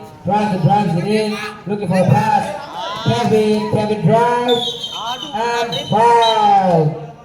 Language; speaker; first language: English; non-native, local second language; Indonesian